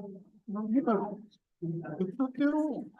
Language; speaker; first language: Japanese; native; Japanese